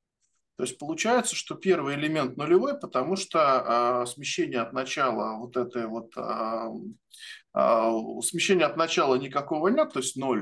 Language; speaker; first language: Russian; native; Russian